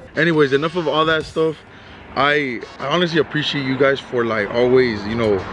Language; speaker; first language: English; early bilingual, other home language; Spanish